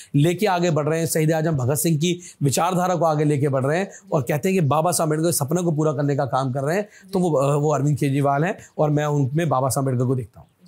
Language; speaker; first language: Hindi; native; Hindi